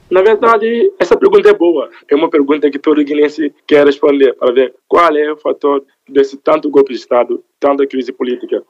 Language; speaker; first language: Portuguese; non-native, local second language; Upper Guinea Crioulo